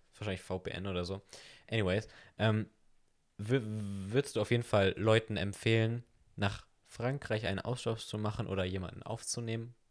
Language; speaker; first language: German; native; German